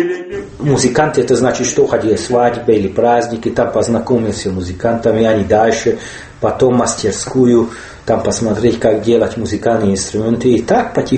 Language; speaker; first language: Russian; non-native, learner; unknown